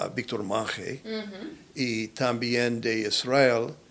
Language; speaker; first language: Spanish; non-native, learner; English